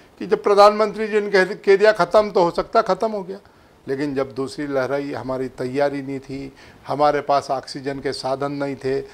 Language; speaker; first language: Hindi; native; Hindi